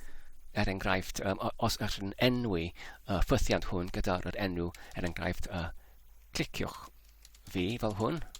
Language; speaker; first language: Welsh; non-native, learner; English